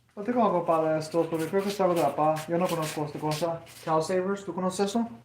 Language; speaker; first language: Spanish; early bilingual, heritage; Spanish